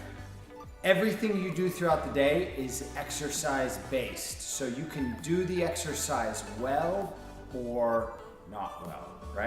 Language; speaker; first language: English; native; English